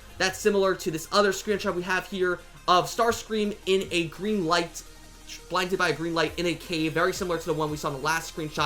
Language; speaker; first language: English; native; English